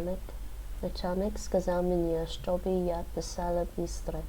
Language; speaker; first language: Russian; non-native, learner; English